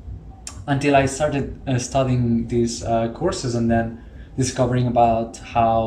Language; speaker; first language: English; non-native, fluent; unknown